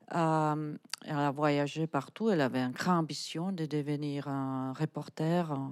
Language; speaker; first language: French; non-native, fluent; Czech